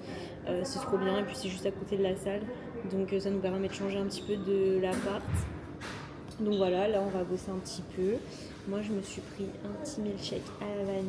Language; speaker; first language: French; native; French